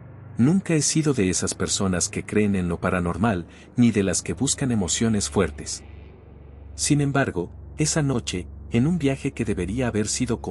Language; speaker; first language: Spanish; native; Spanish